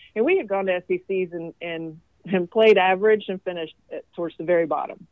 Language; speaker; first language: English; non-native, fluent; Swedish